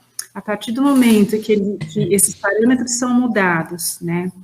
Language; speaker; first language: Portuguese; native; Portuguese